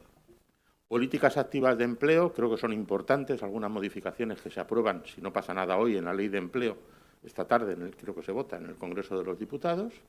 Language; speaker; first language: Spanish; native; Spanish